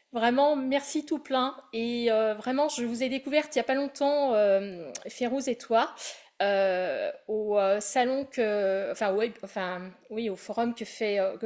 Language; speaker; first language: French; native; French